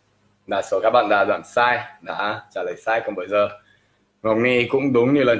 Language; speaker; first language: Vietnamese; non-native, fluent; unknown